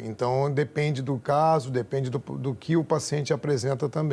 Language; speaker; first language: Portuguese; native; Portuguese